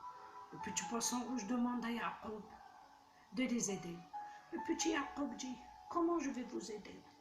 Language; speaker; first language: French; non-native, local second language; Arabic